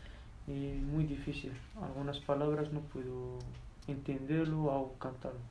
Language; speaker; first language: Spanish; non-native, learner; Berber languages